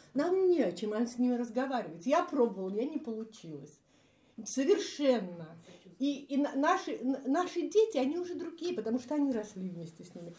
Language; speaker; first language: Russian; native; Russian